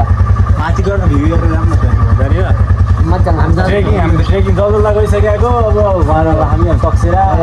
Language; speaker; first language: Nepali; native; Nepali